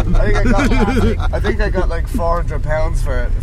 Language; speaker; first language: English; native; English